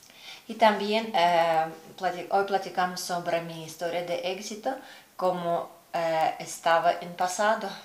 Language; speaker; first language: Spanish; non-native, learner; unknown